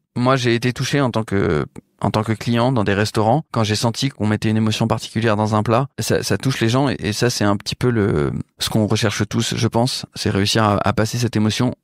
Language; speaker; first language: French; native; French